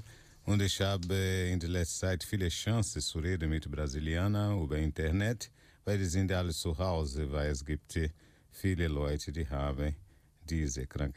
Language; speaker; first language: German; non-native, fluent; Portuguese